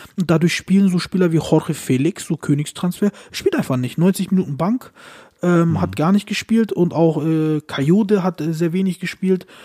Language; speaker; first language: German; early bilingual, other home language; Turkish